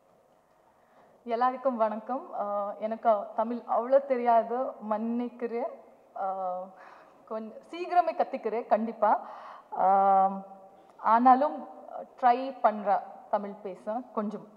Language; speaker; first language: Tamil; non-native, learner; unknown